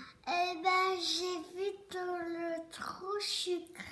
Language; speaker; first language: French; early bilingual, other home language; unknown